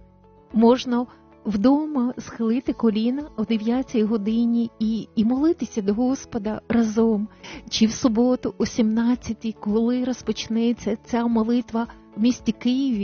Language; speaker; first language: Ukrainian; native; Ukrainian